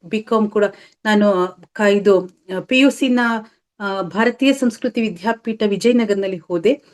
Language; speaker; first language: Kannada; native; Kannada